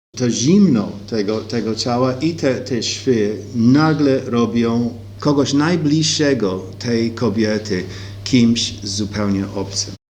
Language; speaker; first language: Polish; early bilingual, heritage; Polish